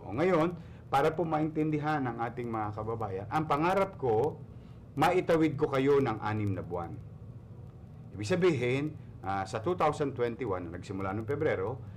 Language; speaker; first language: Filipino; native; Filipino